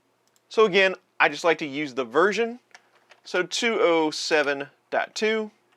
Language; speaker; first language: English; native; English